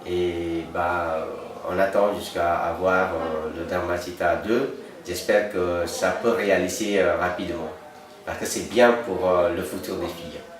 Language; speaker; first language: French; non-native, fluent; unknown